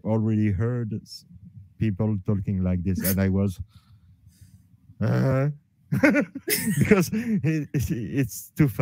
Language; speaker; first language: English; non-native, learner; French